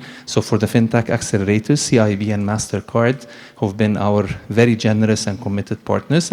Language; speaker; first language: English; non-native, fluent; Arabic